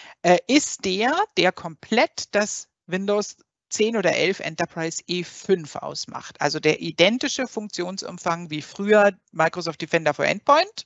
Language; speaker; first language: German; native; German